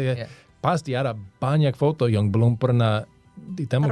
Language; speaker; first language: Indonesian; non-native, learner; English